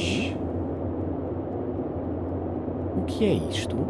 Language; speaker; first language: Portuguese; non-native, learner; English